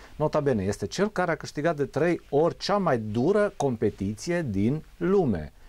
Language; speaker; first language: Romanian; native; Romanian